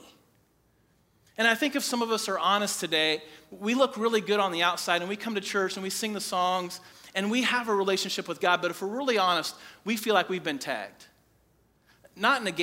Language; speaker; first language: English; native; English